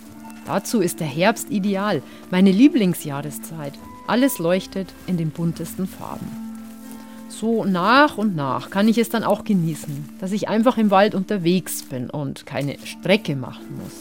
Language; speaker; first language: German; native; German